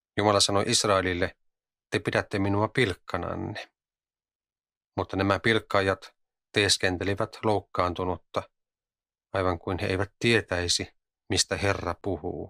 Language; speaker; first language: Finnish; native; Finnish